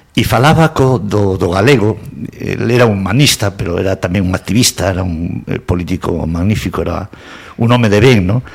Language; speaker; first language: Galician; non-native, local second language; Spanish